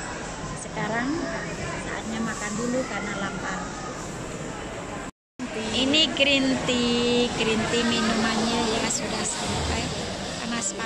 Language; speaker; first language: Indonesian; non-native, local second language; Javanese